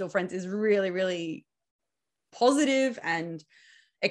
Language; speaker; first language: English; native; English